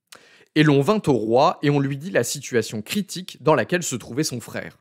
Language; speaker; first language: French; native; French